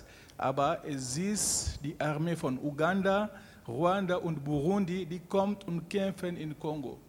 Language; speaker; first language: German; non-native, learner; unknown